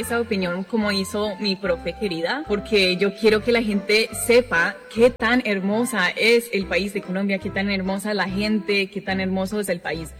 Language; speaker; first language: Spanish; non-native, fluent; English